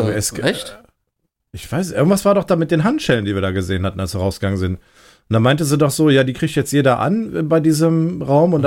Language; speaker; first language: German; native; German